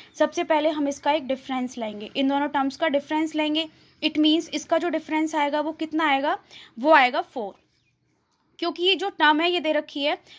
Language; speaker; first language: Hindi; native; Hindi